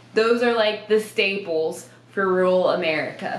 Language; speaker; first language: English; native; English